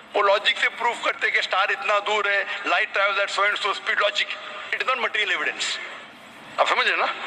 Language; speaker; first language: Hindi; non-native, local second language; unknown